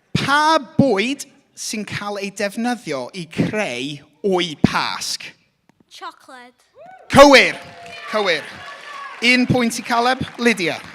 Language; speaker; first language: Welsh; non-native, local second language; English